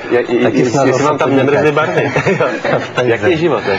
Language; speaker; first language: Czech; native; Czech